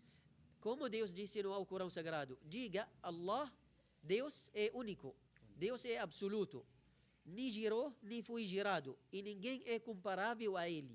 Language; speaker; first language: Portuguese; non-native, fluent; Arabic